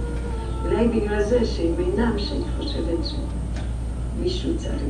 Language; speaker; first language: Hebrew; non-native, fluent; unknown